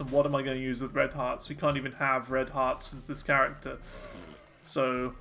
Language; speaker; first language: English; native; English